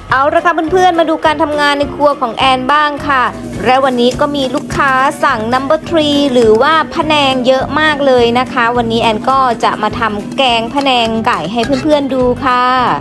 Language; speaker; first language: Thai; native; Thai